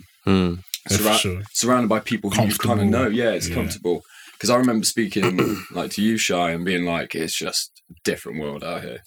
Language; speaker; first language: English; native; English